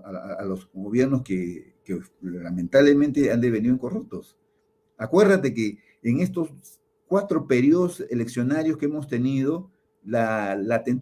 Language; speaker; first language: Spanish; native; Spanish